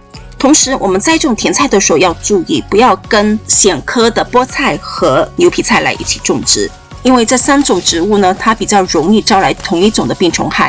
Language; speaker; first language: Chinese; native; Chinese